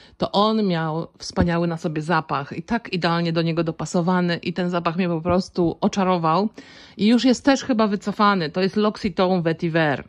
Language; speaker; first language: Polish; native; Polish